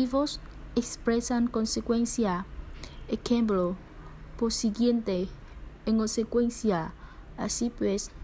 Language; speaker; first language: Spanish; non-native, learner; Vietnamese